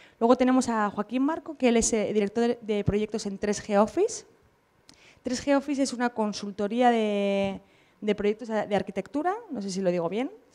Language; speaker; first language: Spanish; native; Spanish